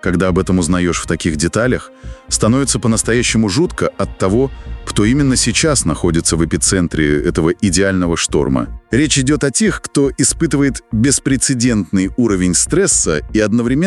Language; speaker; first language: Russian; native; Russian